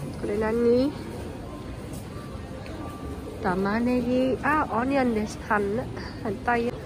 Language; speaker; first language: Japanese; non-native, learner; Vietnamese